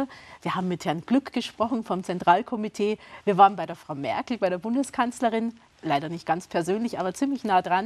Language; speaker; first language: German; native; German